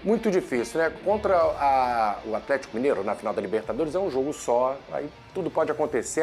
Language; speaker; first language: Portuguese; native; Portuguese